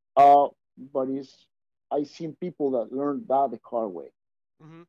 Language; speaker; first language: English; non-native, fluent; Spanish